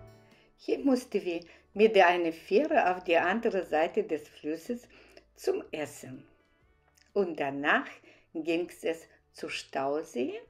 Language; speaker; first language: German; non-native, fluent; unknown